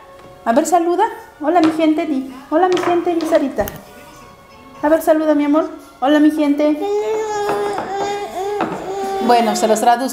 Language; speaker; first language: Spanish; native; Spanish